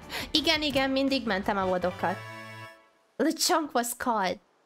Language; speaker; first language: English; non-native, fluent; Hungarian